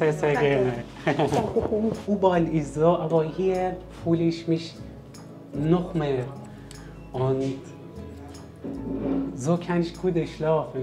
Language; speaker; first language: German; non-native, learner; Persian